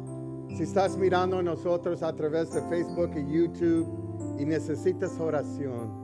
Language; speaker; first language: Spanish; early bilingual, heritage; English